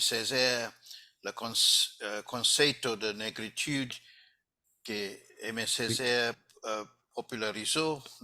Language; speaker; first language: Portuguese; non-native, fluent; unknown